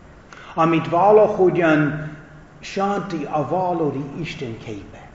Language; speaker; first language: Hungarian; non-native, fluent; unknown